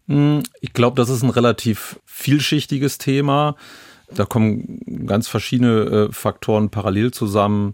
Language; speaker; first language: German; native; German